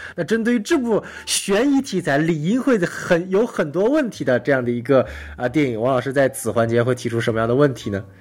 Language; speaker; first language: Chinese; native; Chinese